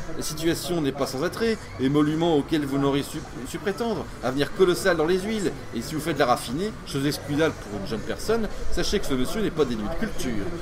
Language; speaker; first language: French; native; French